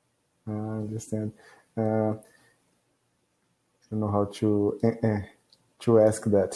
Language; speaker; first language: English; non-native, learner; Portuguese